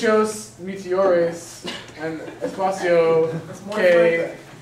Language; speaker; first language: Spanish; non-native, learner; English